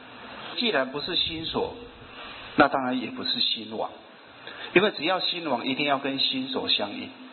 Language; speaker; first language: Chinese; native; Chinese